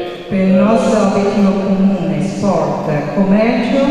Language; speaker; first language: Italian; non-native, fluent; Chinese